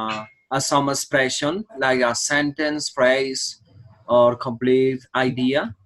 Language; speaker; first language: English; non-native, learner; Spanish